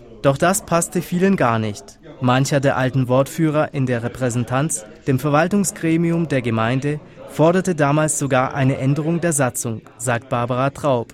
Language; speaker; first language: German; native; German